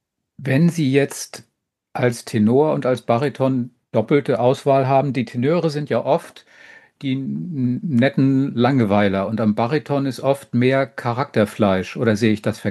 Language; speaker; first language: German; native; German